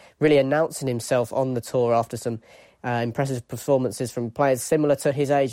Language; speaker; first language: English; native; English